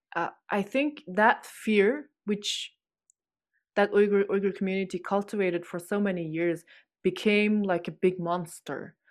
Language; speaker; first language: English; non-native, fluent; Chinese